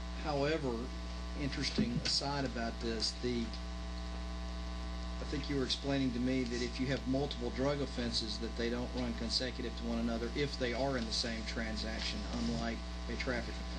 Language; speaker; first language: English; native; English